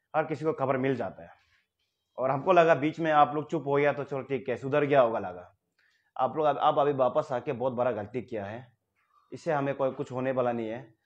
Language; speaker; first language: Hindi; non-native, local second language; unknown